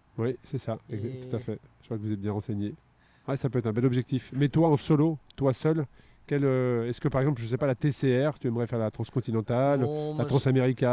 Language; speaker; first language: French; native; French